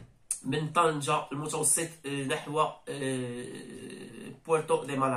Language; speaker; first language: Arabic; native; Arabic